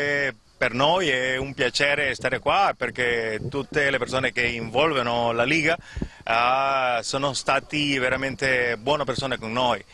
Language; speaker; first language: Italian; non-native, learner; Spanish